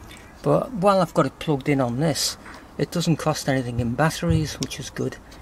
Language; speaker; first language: English; native; English